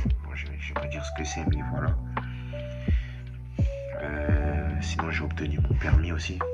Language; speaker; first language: French; native; French